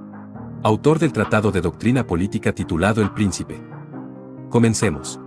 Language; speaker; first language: Spanish; native; Spanish